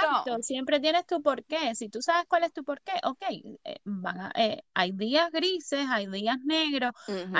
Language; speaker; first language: Spanish; native; Spanish